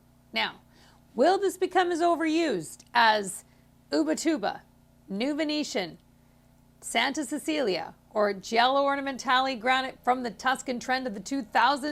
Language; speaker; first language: English; native; English